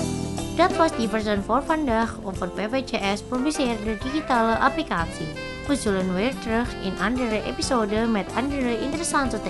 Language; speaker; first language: Dutch; non-native, fluent; Indonesian